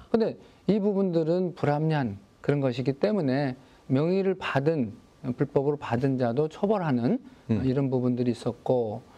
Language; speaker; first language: Korean; native; Korean